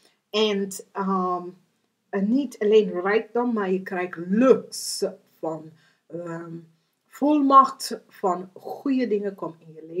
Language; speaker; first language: Dutch; non-native, learner; English